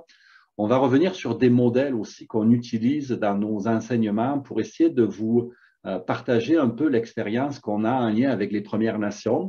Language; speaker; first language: French; native; French